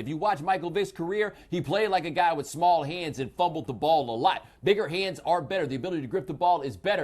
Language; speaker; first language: English; native; English